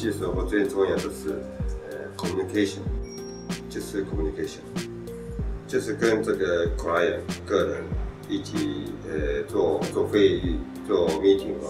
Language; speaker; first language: Chinese; non-native, learner; Japanese